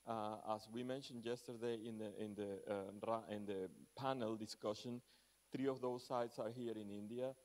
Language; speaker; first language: English; non-native, fluent; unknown